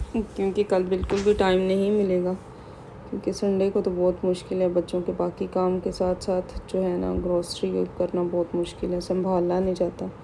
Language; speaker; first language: Urdu; native; Urdu